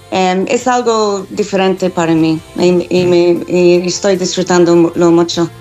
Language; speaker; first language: Spanish; non-native, fluent; English